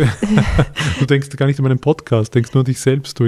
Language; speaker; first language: German; native; German